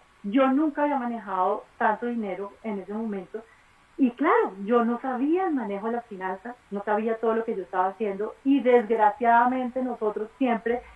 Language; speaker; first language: Spanish; native; Spanish